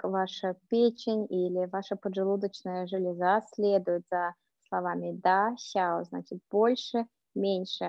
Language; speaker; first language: Russian; native; Russian